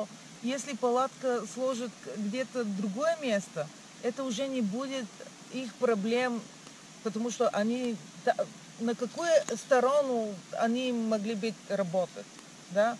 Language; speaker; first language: Russian; non-native, learner; Bulgarian